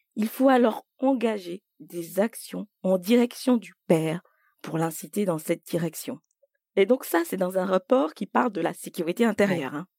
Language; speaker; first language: French; native; French